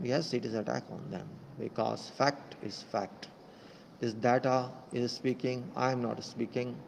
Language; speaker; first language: English; non-native, local second language; Hindi